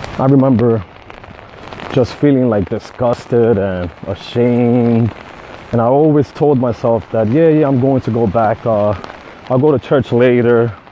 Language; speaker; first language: English; native; English